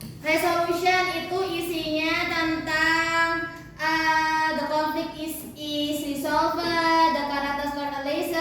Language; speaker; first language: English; non-native, learner; Indonesian